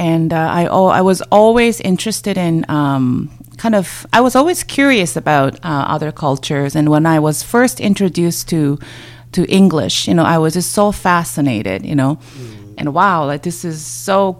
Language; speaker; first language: English; non-native, fluent; Korean